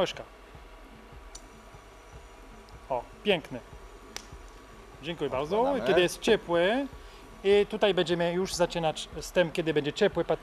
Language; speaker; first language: Polish; non-native, learner; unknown